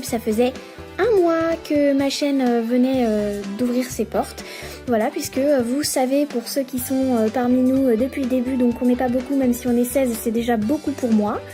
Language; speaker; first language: French; native; French